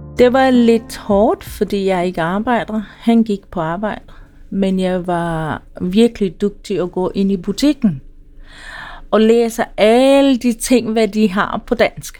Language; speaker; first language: Danish; non-native, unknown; Swahili